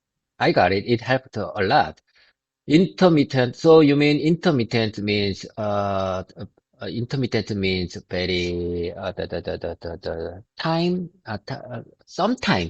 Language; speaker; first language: English; non-native, learner; Korean